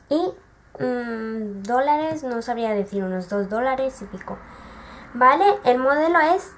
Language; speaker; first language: Spanish; native; Spanish